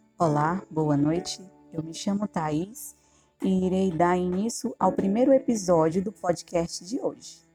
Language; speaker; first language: Portuguese; native; Portuguese